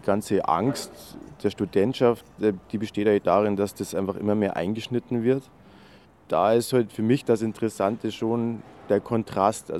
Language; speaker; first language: German; native; German